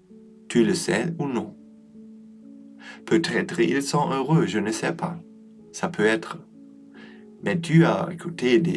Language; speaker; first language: French; non-native, learner; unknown